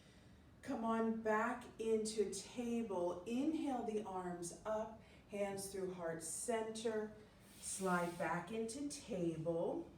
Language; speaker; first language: English; native; English